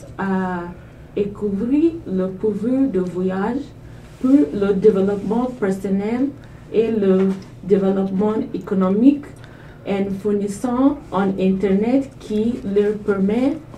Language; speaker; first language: French; non-native, learner; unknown